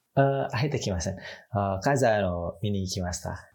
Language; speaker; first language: Japanese; non-native, learner; Indonesian